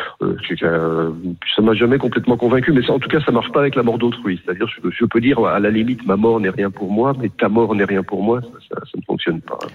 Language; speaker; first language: French; native; French